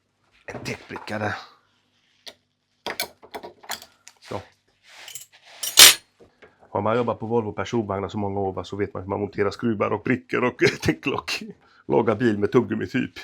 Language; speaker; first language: Swedish; native; Swedish